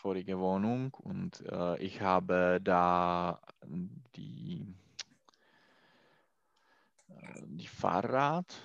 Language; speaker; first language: German; non-native, learner; Czech